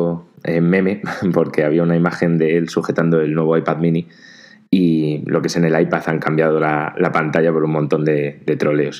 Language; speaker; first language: Spanish; native; Spanish